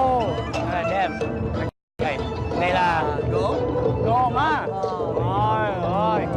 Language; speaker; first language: Vietnamese; non-native, learner; English